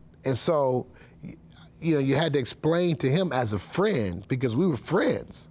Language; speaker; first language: English; native; English